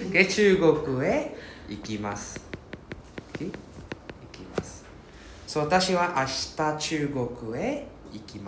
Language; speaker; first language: Japanese; non-native, fluent; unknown